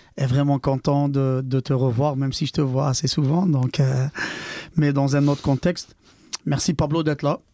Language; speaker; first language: French; non-native, local second language; Arabic